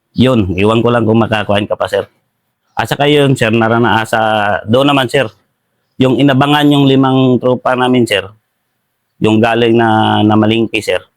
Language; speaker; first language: Filipino; non-native, local second language; Cebuano